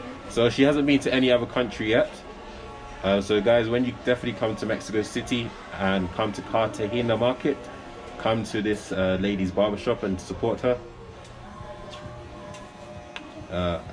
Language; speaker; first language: English; native; English